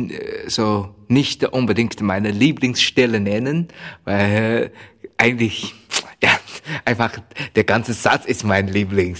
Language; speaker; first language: German; non-native, learner; Chinese